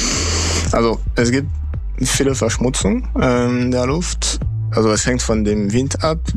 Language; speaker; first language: German; non-native, fluent; French